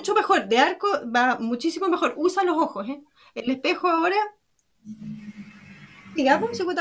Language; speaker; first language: Spanish; native; Spanish